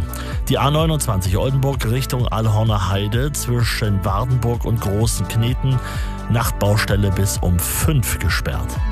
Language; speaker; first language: German; native; German